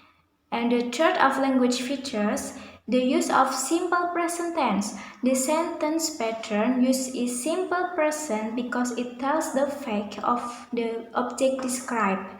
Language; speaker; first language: English; non-native, learner; Indonesian